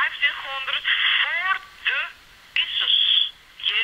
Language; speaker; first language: Dutch; non-native, learner; Serbian